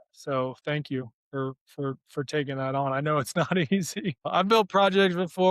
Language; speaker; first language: English; native; English